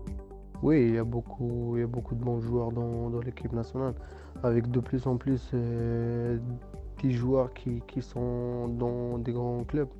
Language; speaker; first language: French; non-native, local second language; Arabic